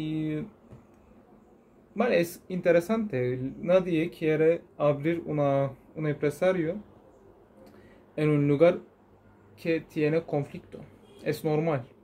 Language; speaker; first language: Spanish; non-native, learner; Turkish